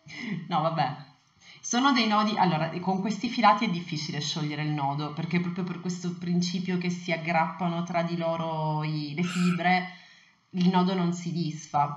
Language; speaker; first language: Italian; native; Italian